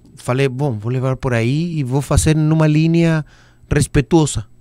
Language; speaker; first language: Portuguese; non-native, learner; Spanish